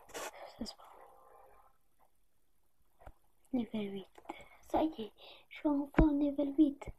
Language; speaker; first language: French; native; French